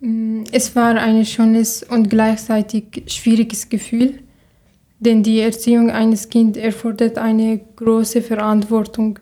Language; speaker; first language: German; non-native, learner; Arabic